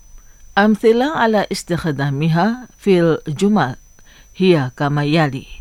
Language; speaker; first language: Arabic; non-native, fluent; Indonesian